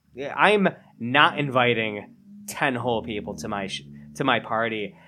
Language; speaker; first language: English; native; English